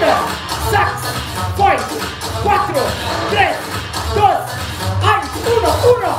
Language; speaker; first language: German; non-native, learner; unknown